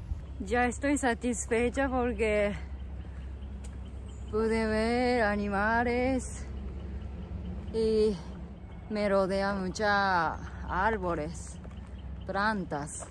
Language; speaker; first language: Spanish; non-native, learner; Japanese